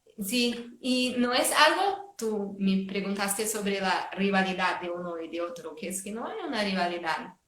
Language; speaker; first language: Spanish; non-native, fluent; Portuguese